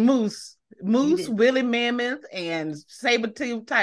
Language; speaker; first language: English; native; English